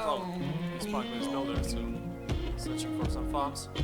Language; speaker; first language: English; non-native, fluent; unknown